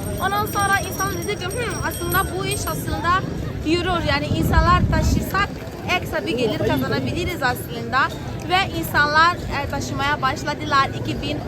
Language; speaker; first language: Turkish; non-native, fluent; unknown